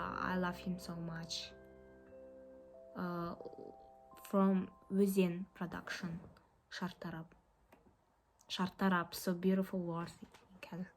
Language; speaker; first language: English; non-native, learner; Kazakh